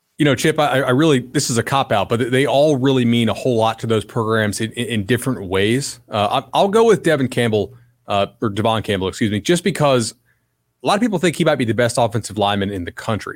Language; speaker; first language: English; native; English